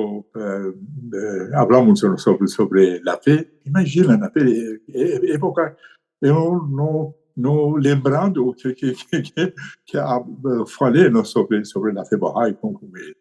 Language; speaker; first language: Portuguese; non-native, learner; Persian